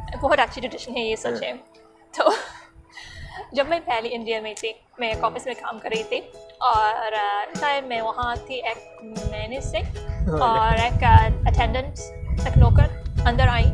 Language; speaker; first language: Hindi; non-native, learner; English